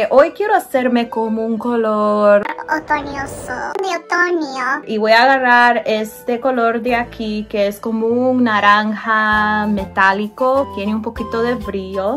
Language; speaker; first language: Spanish; early bilingual, heritage; Spanish